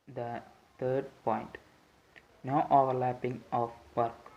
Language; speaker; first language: English; non-native, local second language; Malayalam